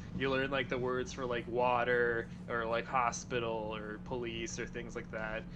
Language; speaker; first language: English; early bilingual, other home language; Spanish